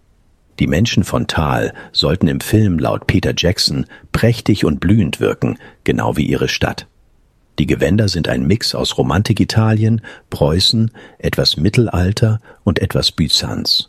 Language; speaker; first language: German; native; German